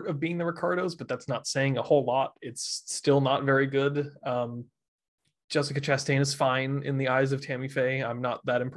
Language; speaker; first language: English; native; English